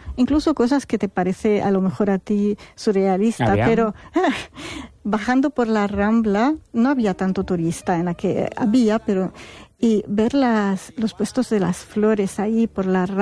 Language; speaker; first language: Spanish; non-native, fluent; Arabic